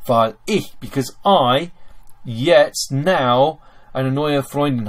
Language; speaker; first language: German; non-native, fluent; English